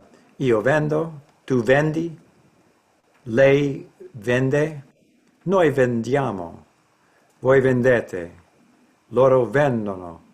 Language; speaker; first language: Italian; non-native, learner; English